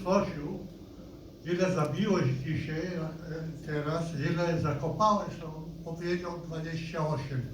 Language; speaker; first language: Polish; non-native, local second language; Yiddish